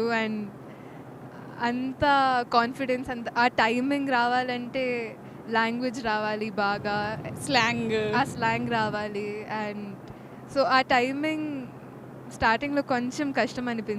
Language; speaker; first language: Telugu; non-native, fluent; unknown